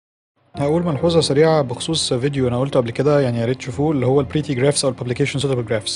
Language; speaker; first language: Arabic; native; Arabic